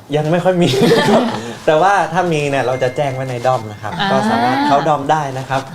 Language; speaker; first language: Thai; native; Thai